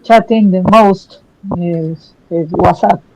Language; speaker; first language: English; non-native, learner; Spanish